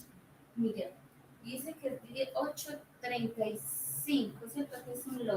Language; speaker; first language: Spanish; native; Spanish